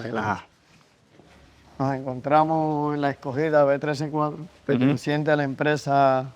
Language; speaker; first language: Spanish; native; Spanish